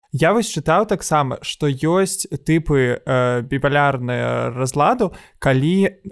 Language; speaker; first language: Belarusian; native; Belarusian